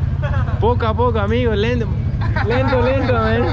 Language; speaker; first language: Spanish; non-native, learner; Greek